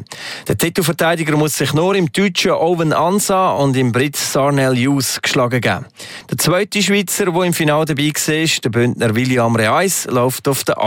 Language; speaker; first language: German; native; German